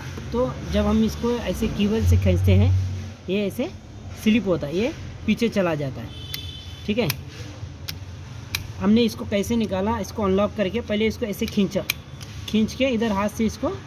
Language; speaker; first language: Hindi; native; Hindi